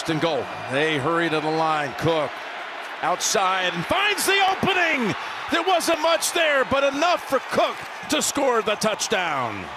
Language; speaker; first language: English; native; English